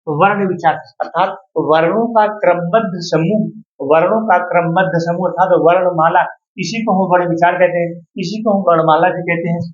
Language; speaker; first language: Hindi; native; Hindi